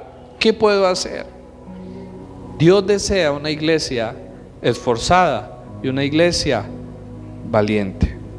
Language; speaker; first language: Spanish; native; Spanish